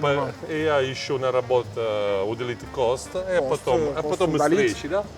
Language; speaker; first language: Russian; non-native, learner; Italian